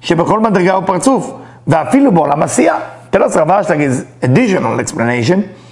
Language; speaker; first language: English; non-native, fluent; Hebrew